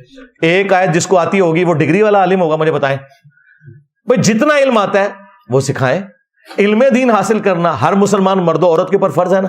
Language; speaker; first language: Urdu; non-native, local second language; Punjabi